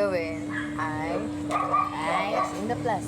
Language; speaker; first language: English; non-native, local second language; Filipino